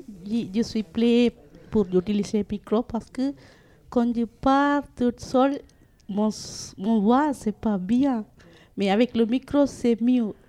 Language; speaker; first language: French; non-native, learner; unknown